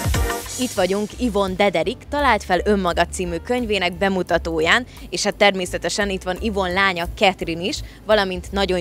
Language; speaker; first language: Hungarian; native; Hungarian